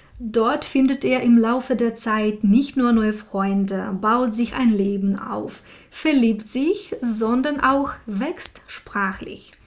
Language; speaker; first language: German; non-native, fluent; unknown